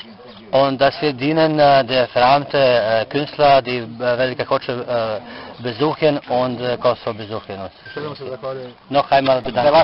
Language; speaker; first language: German; non-native, fluent; Serbian